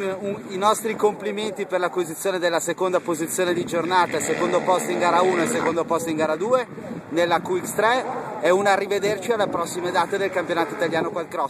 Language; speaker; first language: Italian; native; Italian